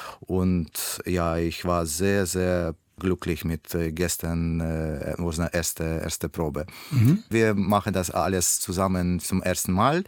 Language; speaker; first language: German; non-native, learner; Russian